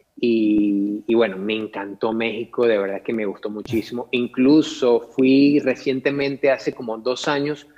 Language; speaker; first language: Spanish; native; Spanish